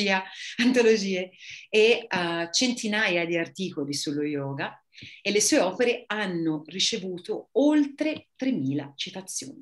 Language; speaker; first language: Italian; native; Italian